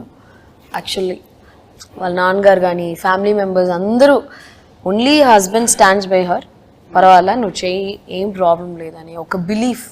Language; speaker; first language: Telugu; non-native, fluent; Tamil